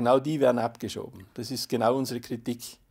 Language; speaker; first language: German; native; German